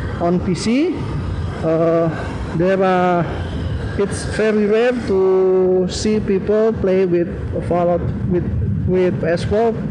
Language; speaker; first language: English; non-native, learner; Indonesian